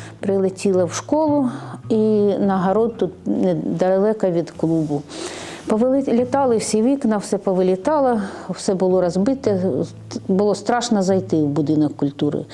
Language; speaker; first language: Ukrainian; native; Ukrainian